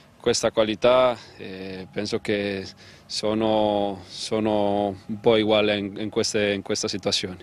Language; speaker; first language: Italian; non-native, learner; Spanish